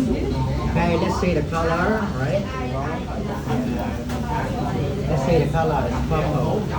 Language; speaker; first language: English; non-native, fluent; Vietnamese